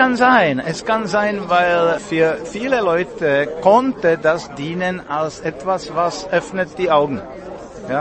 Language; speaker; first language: German; non-native, fluent; Czech